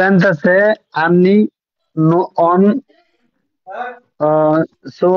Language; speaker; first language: Italian; non-native, learner; Bangla